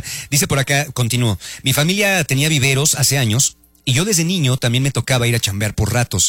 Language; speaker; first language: Spanish; native; Spanish